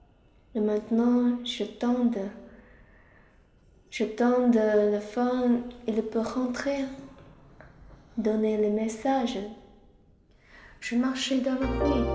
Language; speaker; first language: French; non-native, learner; Chinese